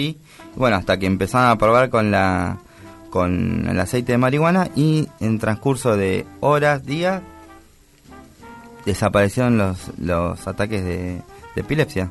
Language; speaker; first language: Spanish; native; Spanish